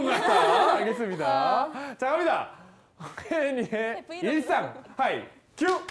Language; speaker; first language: Korean; native; Korean